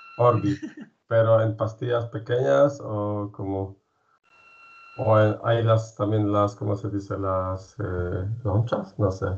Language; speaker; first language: Spanish; non-native, fluent; Polish